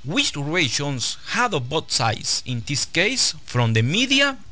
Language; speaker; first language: English; non-native, learner; Spanish